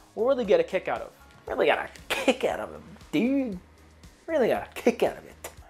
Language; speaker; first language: English; native; English